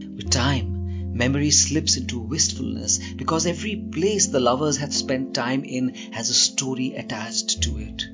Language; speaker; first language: English; non-native, local second language; Hindi